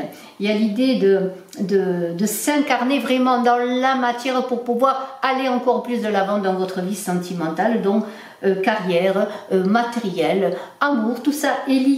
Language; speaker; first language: French; native; French